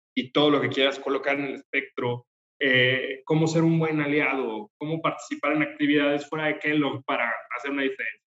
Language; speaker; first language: Spanish; native; Spanish